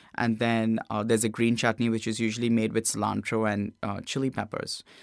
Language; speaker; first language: English; non-native, local second language; Hindi